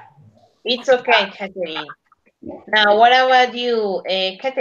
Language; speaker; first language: English; non-native, learner; Spanish